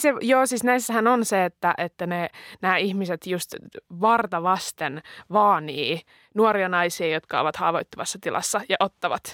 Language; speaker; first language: Finnish; native; Finnish